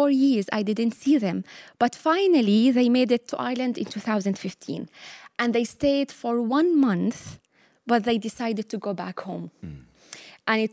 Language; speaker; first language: English; non-native, fluent; Arabic